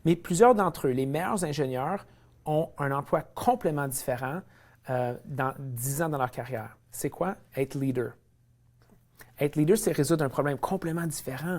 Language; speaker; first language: French; native; French